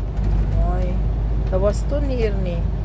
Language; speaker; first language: Dutch; non-native, learner; Cebuano